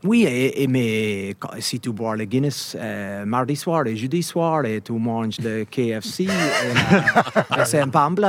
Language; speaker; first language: French; non-native, fluent; English